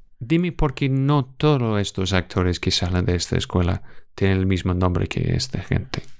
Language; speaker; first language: Spanish; non-native, fluent; English